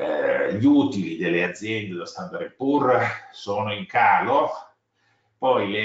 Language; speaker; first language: Italian; native; Italian